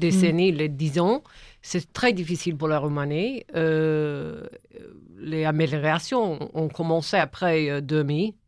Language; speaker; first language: French; non-native, fluent; English